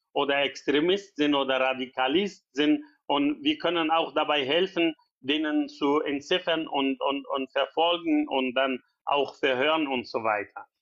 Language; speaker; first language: German; non-native, learner; Persian